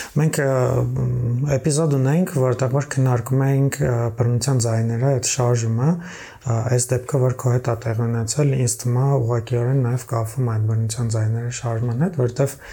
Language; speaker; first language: Armenian; native; Armenian